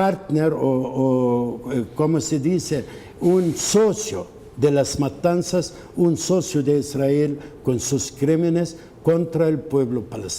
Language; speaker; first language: Spanish; non-native, fluent; Arabic